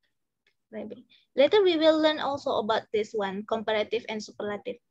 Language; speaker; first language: English; non-native, fluent; Indonesian